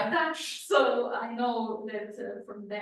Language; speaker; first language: English; non-native, fluent; Serbian